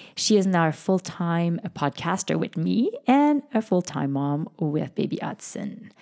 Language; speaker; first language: English; non-native, fluent; French